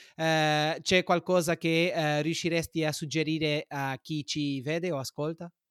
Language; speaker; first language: Italian; non-native, fluent; Portuguese